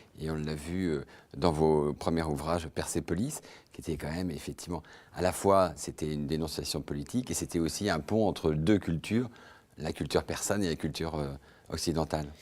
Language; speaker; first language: French; native; French